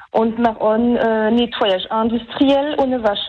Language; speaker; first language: German; non-native, local second language; French